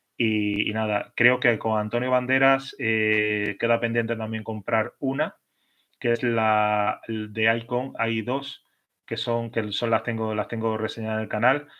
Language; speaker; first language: Spanish; native; Spanish